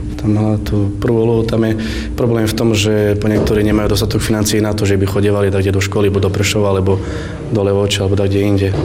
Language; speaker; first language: Slovak; non-native, local second language; Romany